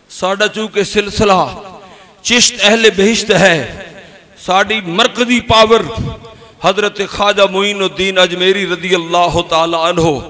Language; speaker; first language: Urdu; non-native, local second language; Punjabi